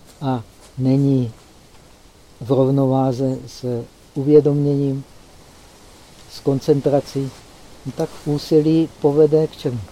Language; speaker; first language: Czech; native; Czech